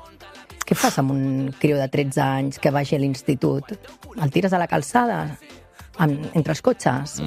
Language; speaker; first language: Catalan; native; Catalan